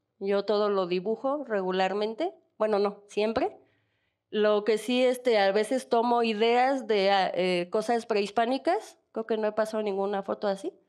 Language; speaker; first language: Spanish; native; Spanish